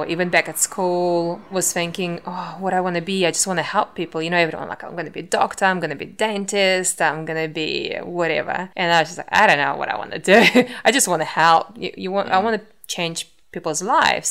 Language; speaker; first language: English; non-native, fluent; Russian